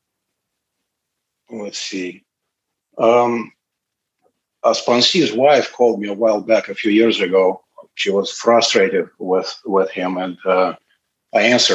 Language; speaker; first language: English; non-native, fluent; Russian